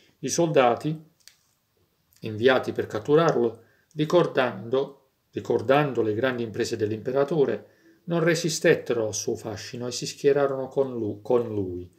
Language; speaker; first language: Italian; native; Italian